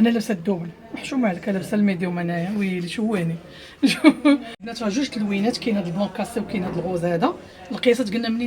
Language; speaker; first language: Arabic; native; Arabic